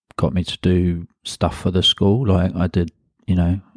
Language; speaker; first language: English; native; English